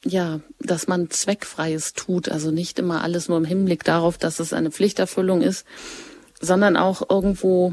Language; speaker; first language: German; native; German